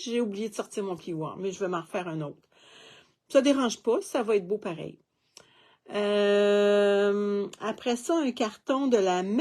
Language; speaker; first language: French; native; French